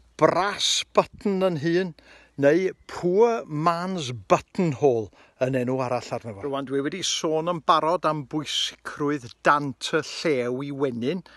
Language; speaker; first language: Welsh; native; Welsh